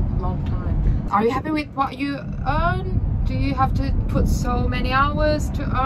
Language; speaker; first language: English; non-native, fluent; Turkish